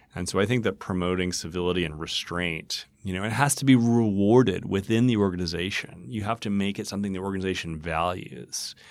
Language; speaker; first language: English; native; English